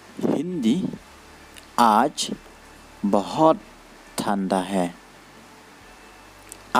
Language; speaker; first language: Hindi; non-native, learner; Khasi